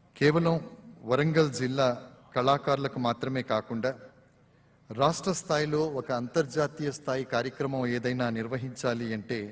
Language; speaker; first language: Telugu; native; Telugu